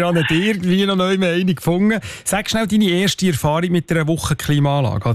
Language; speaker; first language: German; native; German